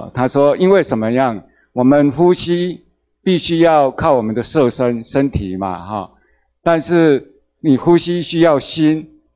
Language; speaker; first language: Chinese; native; Chinese